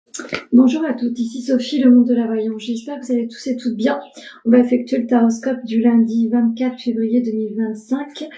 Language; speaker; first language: French; native; French